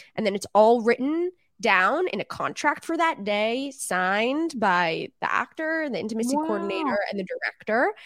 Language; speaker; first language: English; native; English